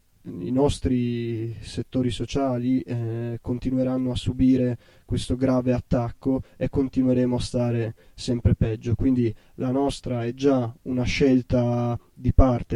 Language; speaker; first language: Italian; native; Italian